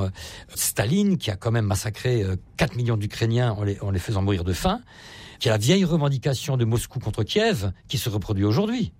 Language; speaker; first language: French; native; French